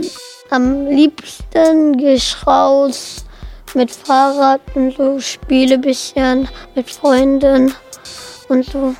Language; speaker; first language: German; early bilingual, other home language; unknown